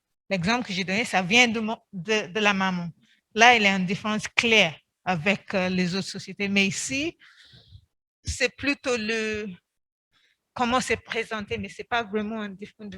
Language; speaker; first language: French; non-native, fluent; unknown